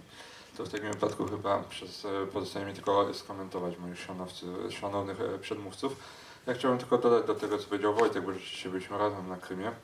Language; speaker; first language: Polish; native; Polish